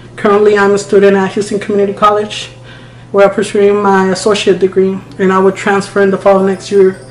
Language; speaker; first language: English; non-native, fluent; Spanish